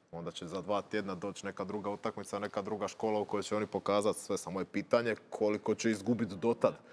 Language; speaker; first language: Croatian; native; Croatian